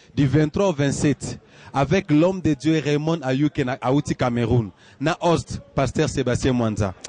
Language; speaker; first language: French; non-native, local second language; Lingala